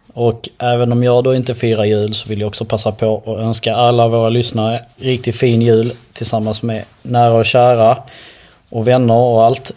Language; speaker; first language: Swedish; early bilingual, other home language; Albanian